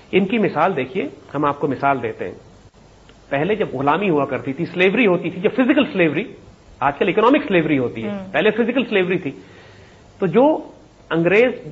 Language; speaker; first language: Urdu; native; Urdu